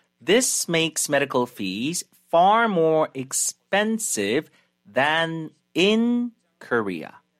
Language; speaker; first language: English; non-native, fluent; Korean